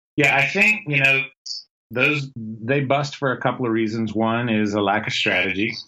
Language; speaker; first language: English; native; English